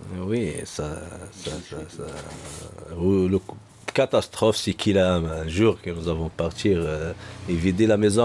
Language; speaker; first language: French; non-native, learner; Arabic